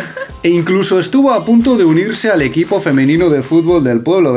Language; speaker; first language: Spanish; native; Spanish